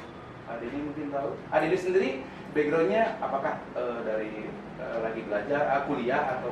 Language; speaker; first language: Indonesian; native; Indonesian